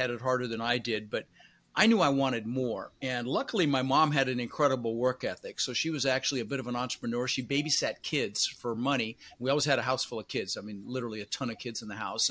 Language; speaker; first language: English; early bilingual, other home language; Dutch